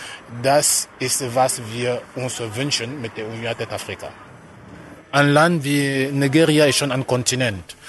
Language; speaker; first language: German; non-native, fluent; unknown